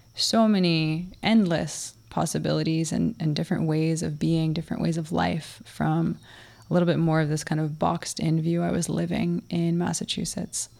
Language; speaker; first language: English; early bilingual, other home language; Russian